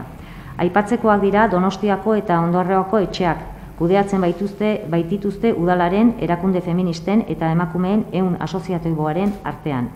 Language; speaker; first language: Basque; native; Basque